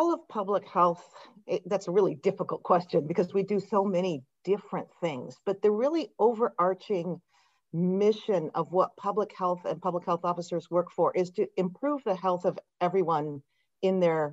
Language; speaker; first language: English; native; English